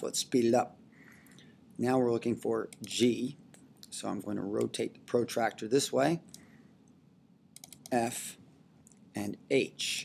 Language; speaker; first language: English; native; English